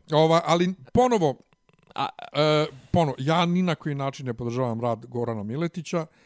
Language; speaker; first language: Bosnian; native; Bosnian